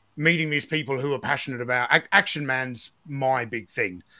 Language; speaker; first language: English; native; English